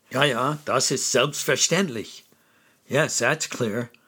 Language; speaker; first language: German; non-native, fluent; English